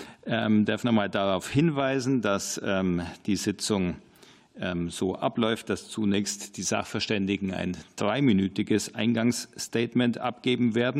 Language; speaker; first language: German; native; German